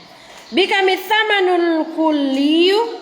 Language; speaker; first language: Arabic; non-native, fluent; Indonesian